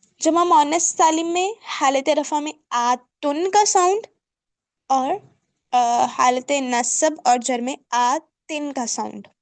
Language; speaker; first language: Urdu; native; Urdu